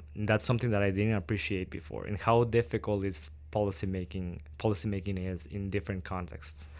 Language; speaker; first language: English; non-native, fluent; Spanish